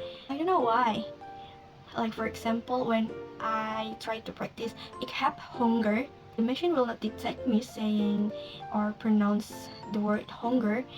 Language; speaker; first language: English; non-native, learner; Indonesian